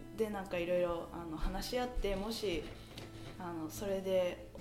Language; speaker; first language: Japanese; early bilingual, heritage; English